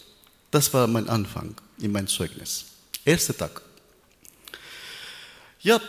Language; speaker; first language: German; non-native, learner; Persian